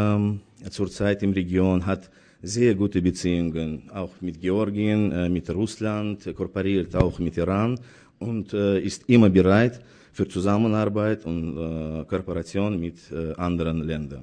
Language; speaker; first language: German; non-native, fluent; Azerbaijani